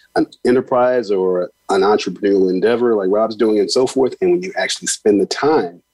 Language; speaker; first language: English; native; English